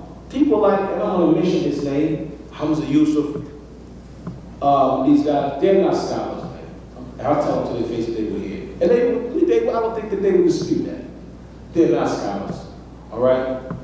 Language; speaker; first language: English; native; English